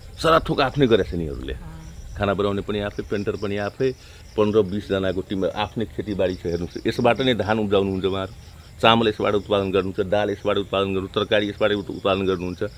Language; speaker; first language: Nepali; non-native, local second language; Maithili